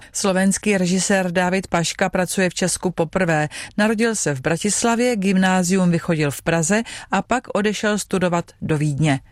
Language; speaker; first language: Czech; native; Czech